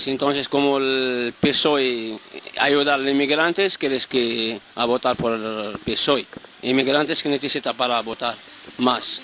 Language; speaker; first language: Spanish; non-native, learner; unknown